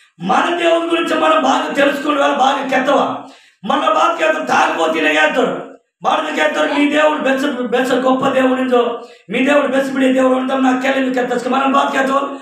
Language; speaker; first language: Telugu; non-native, local second language; Koya